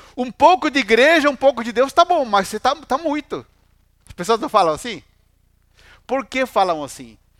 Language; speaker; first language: Portuguese; non-native, fluent; Spanish